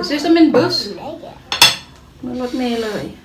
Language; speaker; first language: Swedish; non-native, learner; Thai